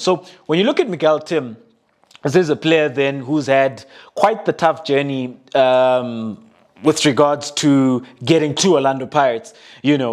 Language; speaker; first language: English; non-native, local second language; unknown